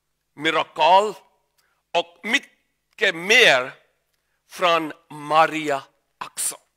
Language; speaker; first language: Swedish; non-native, learner; Urdu